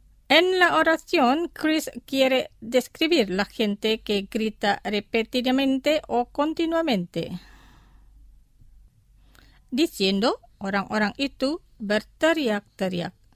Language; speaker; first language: Spanish; non-native, fluent; Indonesian